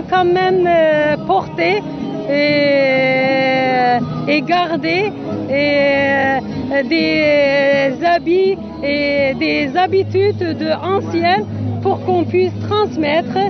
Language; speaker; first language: French; non-native, learner; Kurdish